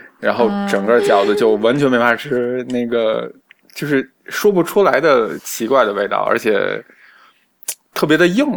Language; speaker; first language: Chinese; native; Chinese